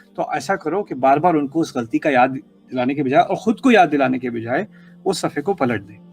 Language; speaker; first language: Urdu; early bilingual, heritage; Urdu